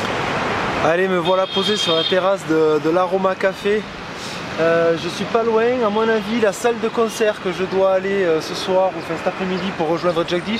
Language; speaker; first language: French; native; French